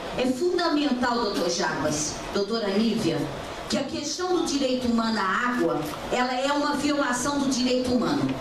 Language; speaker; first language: Portuguese; native; Portuguese